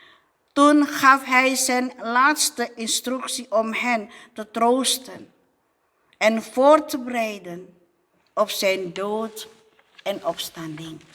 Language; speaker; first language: Dutch; non-native, fluent; Indonesian